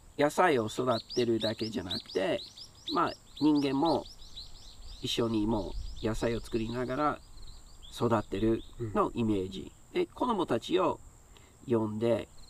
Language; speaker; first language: Japanese; non-native, fluent; English